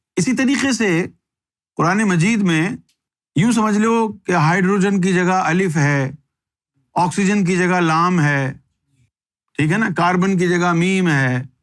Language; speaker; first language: Urdu; native; Urdu